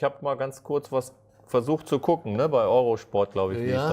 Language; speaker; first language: German; native; German